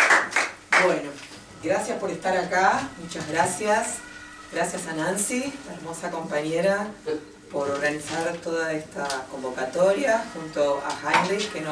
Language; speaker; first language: Spanish; native; Spanish